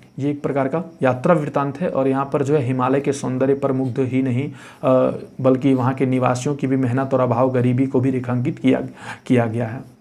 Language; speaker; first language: Hindi; native; Hindi